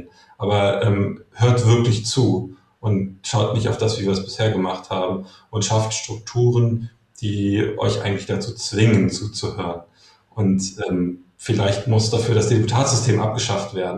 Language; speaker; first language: German; native; German